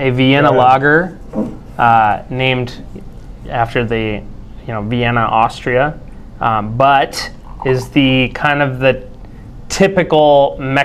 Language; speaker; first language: English; non-native, fluent; Spanish